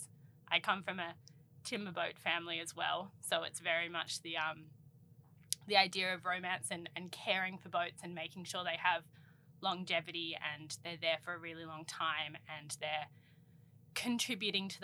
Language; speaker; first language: English; native; English